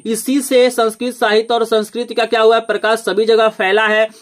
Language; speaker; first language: Hindi; native; Hindi